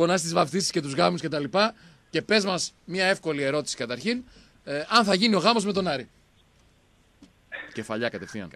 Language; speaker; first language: Greek; native; Greek